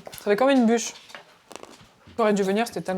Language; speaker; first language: French; native; French